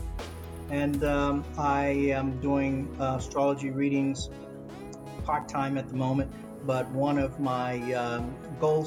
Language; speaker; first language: English; native; English